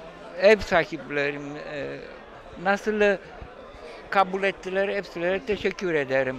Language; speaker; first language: Turkish; non-native, fluent; Romanian